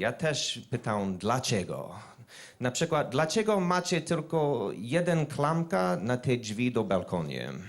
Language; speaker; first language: Polish; non-native, learner; English